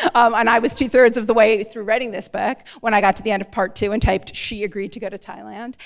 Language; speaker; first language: English; native; English